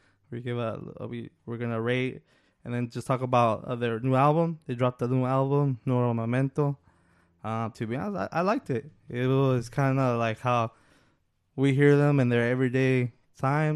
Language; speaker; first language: English; early bilingual, other home language; Spanish